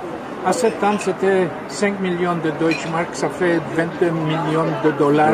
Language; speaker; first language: French; non-native, fluent; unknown